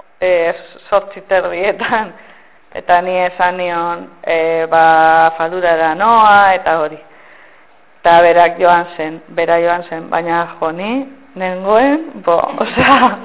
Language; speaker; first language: Basque; non-native, local second language; Spanish